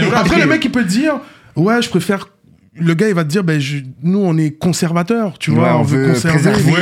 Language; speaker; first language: French; native; French